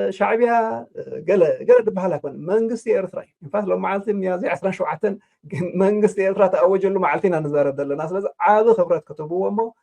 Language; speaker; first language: Tigrinya; native; Tigrinya